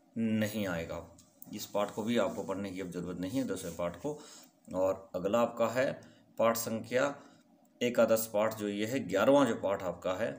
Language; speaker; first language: Hindi; native; Hindi